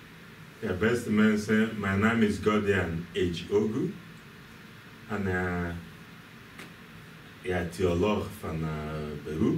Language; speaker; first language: Dutch; non-native, fluent; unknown